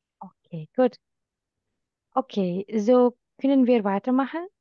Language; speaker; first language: German; non-native, fluent; Indonesian